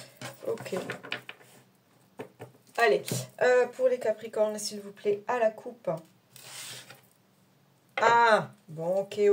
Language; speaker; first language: French; native; French